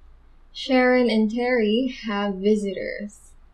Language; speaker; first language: English; non-native, local second language; Filipino